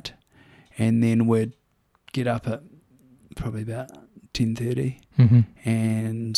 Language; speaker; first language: English; native; English